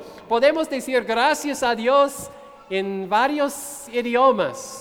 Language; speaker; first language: Spanish; non-native, fluent; English